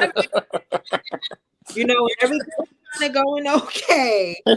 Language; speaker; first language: English; native; English